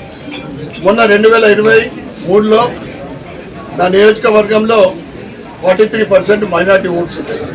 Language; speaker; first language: Telugu; native; Telugu